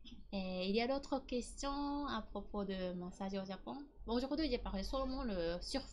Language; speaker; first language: French; non-native, learner; Japanese